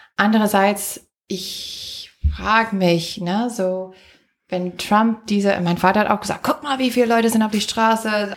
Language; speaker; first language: German; non-native, fluent; English